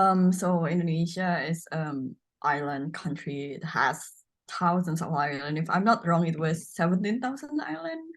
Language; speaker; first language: English; non-native, learner; Indonesian